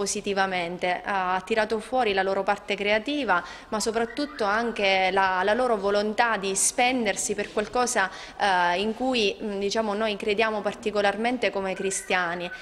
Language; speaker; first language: Italian; native; Italian